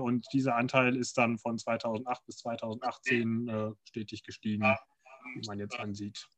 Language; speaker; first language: German; native; German